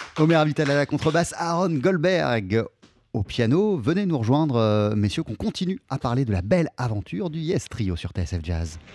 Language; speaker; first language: French; native; French